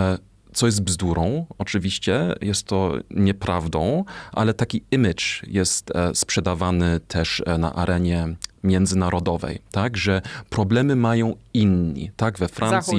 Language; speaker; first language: Polish; non-native, fluent; German